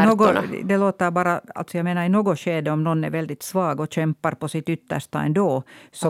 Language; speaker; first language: Swedish; native; Swedish